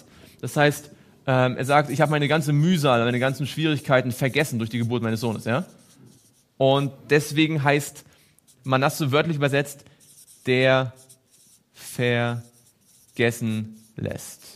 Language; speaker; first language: German; native; German